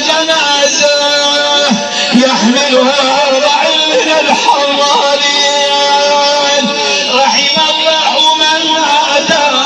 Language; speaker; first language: Arabic; native; Arabic